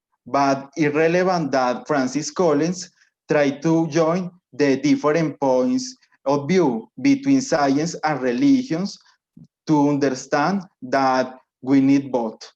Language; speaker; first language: English; non-native, learner; Spanish